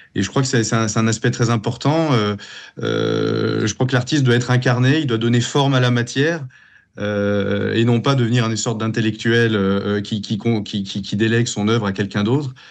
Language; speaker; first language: French; native; French